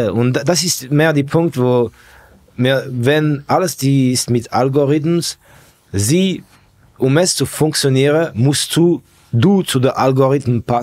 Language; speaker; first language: German; non-native, fluent; Estonian